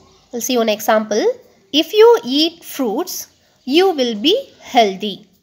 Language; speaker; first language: English; non-native, local second language; Tamil